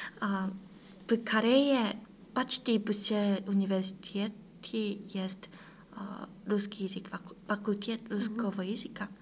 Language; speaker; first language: Russian; non-native, learner; Korean